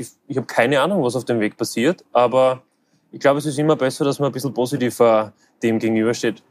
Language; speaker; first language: German; native; German